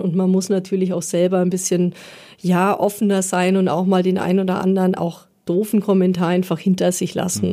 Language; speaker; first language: German; native; German